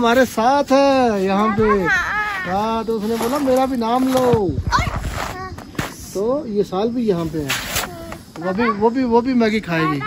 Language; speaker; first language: Urdu; native; Urdu